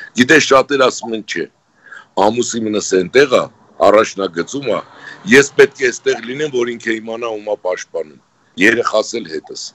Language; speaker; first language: Armenian; native; Armenian